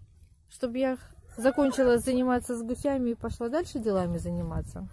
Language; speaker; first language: Russian; native; Russian